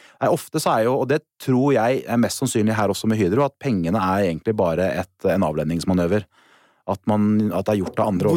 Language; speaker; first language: Norwegian; native; Norwegian